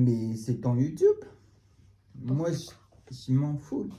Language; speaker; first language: French; non-native, learner; Tibetan